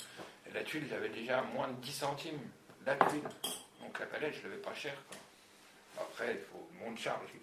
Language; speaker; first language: French; native; French